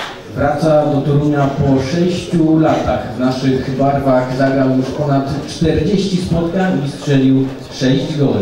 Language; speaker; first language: Polish; native; Polish